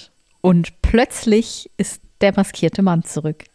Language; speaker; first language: German; native; German